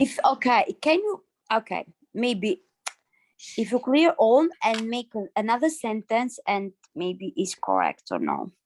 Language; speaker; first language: English; non-native, learner; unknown